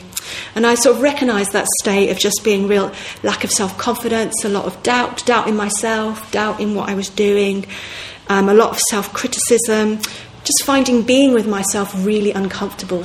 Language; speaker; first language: English; native; English